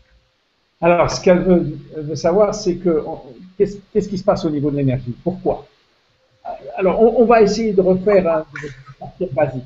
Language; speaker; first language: French; native; French